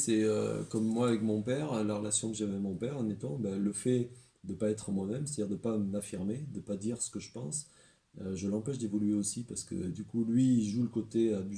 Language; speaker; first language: French; native; French